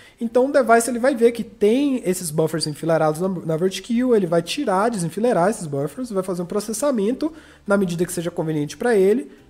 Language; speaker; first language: Portuguese; native; Portuguese